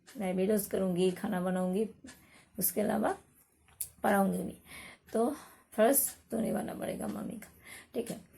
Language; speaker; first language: Hindi; non-native, local second language; Bangla